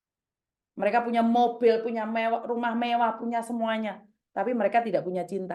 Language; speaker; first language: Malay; non-native, local second language; Javanese